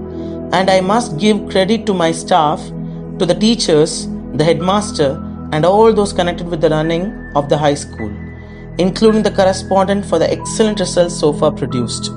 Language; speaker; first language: English; non-native, local second language; Tamil